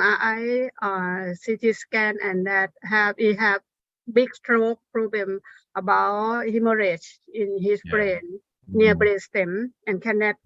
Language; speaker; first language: English; non-native, learner; Thai